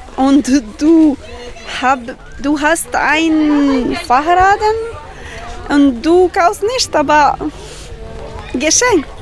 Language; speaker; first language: German; non-native, learner; Albanian